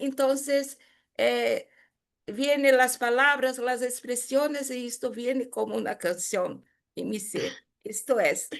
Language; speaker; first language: Spanish; non-native, fluent; Portuguese